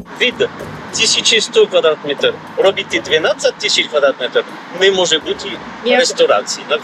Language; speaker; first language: Ukrainian; non-native, learner; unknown